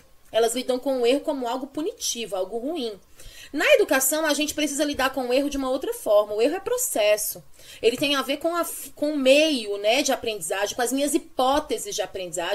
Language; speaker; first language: Portuguese; native; Portuguese